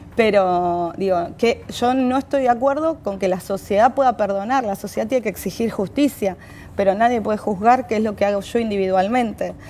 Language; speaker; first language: Spanish; native; Spanish